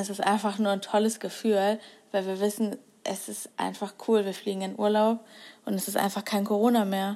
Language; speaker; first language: German; native; German